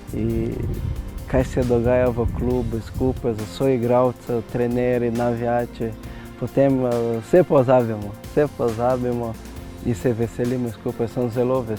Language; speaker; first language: Slovenian; non-native, fluent; Portuguese